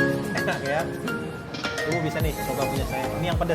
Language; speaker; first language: Indonesian; native; Indonesian